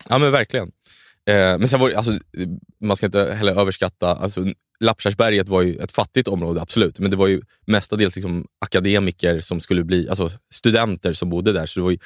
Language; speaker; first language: Swedish; native; Swedish